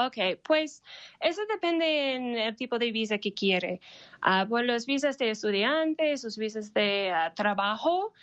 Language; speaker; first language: Spanish; non-native, learner; English